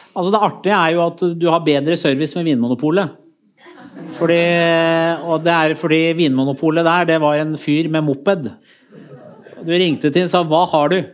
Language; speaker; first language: Norwegian; early bilingual, other home language; Persian